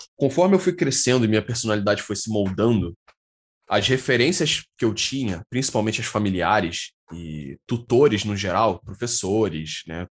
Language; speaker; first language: Portuguese; native; Portuguese